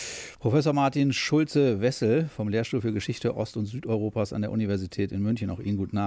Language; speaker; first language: German; native; German